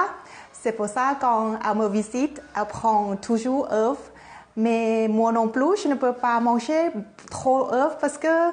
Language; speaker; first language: French; non-native, fluent; Thai